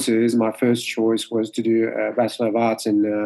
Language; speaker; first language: English; non-native, fluent; Morisyen